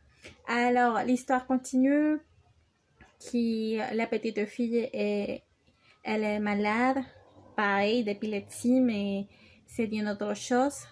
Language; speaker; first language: French; non-native, learner; Spanish